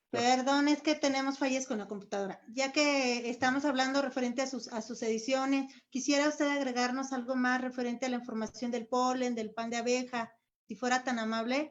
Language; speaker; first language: Spanish; native; Spanish